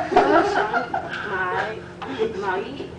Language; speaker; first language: Chinese; non-native, learner; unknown